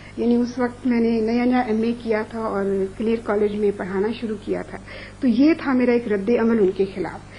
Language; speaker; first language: Urdu; non-native, local second language; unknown